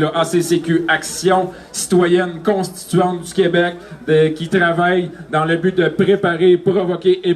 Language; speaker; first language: French; native; French